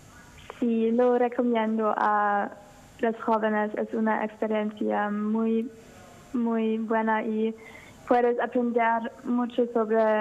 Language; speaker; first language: Spanish; non-native, learner; German